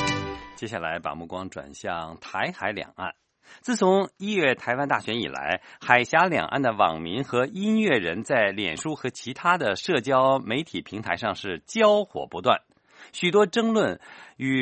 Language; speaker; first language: Chinese; native; Chinese